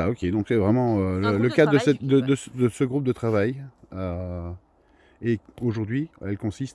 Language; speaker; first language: French; native; French